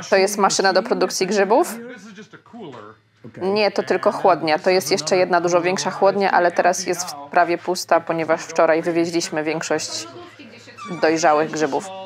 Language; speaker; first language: Polish; native; Polish